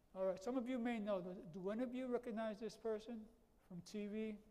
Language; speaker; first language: English; native; English